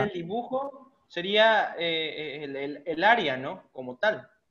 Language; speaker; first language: Spanish; native; Spanish